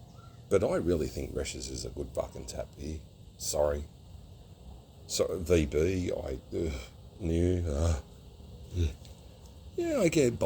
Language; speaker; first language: English; native; English